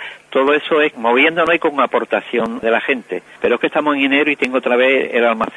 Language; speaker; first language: Spanish; native; Spanish